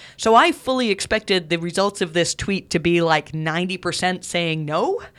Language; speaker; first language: English; native; English